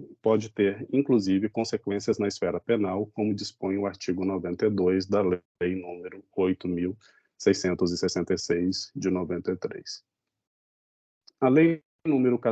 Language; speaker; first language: Portuguese; native; Portuguese